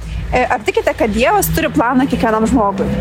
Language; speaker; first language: Lithuanian; native; Lithuanian